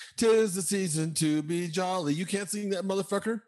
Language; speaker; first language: English; native; English